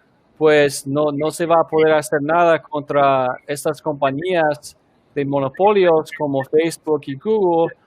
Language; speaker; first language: Spanish; early bilingual, heritage; Spanish